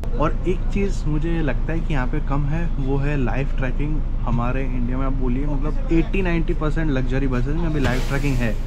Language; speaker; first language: Hindi; native; Hindi